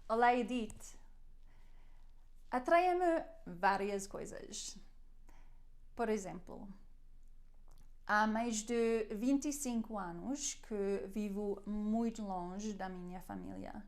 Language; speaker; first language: Portuguese; non-native, learner; German